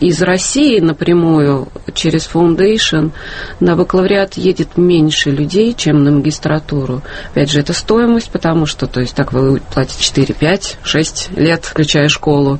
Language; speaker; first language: Russian; native; Russian